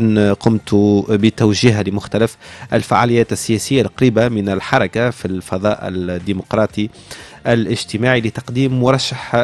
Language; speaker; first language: Arabic; native; Arabic